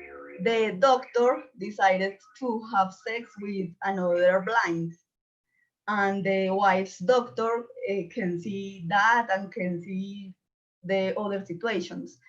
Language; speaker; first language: English; non-native, learner; Spanish